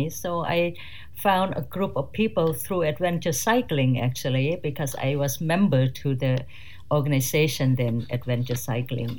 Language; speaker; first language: English; non-native, fluent; Thai